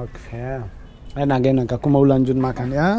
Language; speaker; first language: Indonesian; non-native, learner; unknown